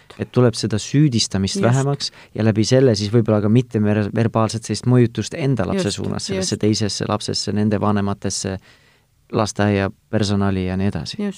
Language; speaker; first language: Estonian; native; Estonian